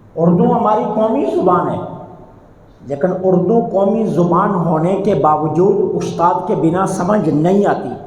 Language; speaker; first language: Urdu; non-native, local second language; Punjabi